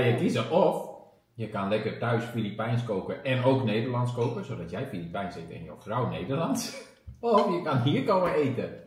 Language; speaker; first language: Dutch; native; Dutch